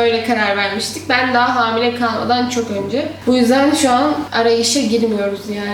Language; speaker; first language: Turkish; native; Turkish